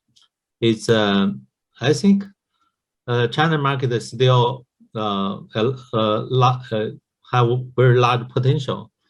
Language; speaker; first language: English; non-native, learner; Chinese